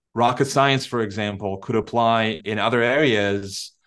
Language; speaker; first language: English; non-native, fluent; Turkish